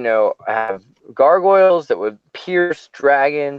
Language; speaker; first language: English; native; English